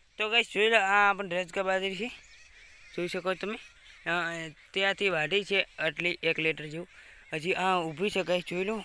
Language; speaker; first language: Gujarati; native; Gujarati